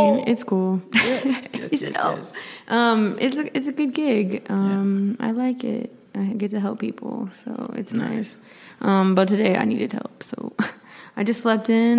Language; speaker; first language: English; native; English